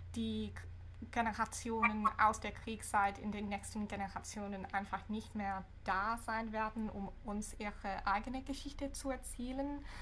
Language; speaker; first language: German; non-native, fluent; English